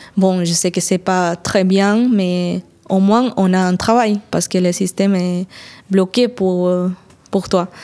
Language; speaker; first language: French; non-native, learner; Spanish